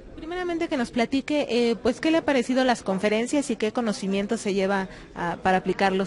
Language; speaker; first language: Spanish; native; Spanish